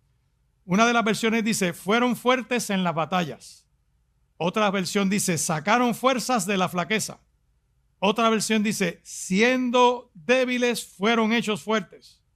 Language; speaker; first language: Spanish; native; Spanish